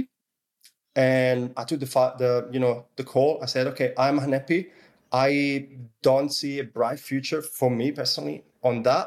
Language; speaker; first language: English; non-native, fluent; Italian